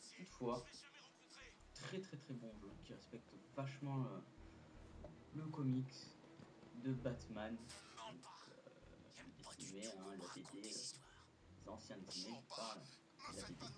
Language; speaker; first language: French; native; French